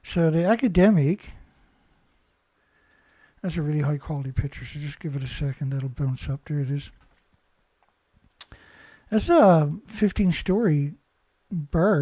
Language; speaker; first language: English; native; English